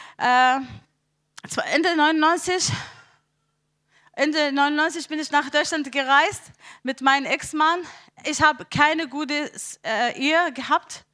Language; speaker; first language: German; non-native, learner; Arabic